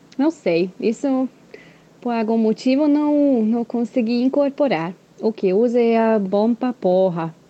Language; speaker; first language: Portuguese; non-native, fluent; Hungarian